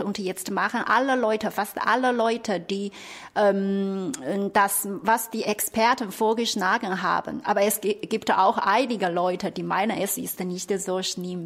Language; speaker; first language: German; non-native, fluent; Chinese